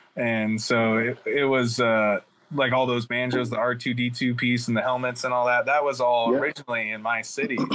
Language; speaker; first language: English; native; English